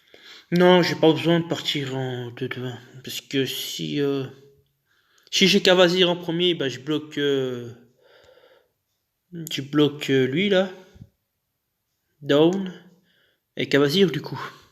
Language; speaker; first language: French; native; French